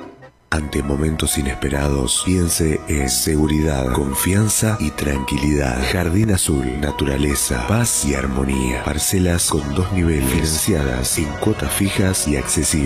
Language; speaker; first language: Spanish; native; Spanish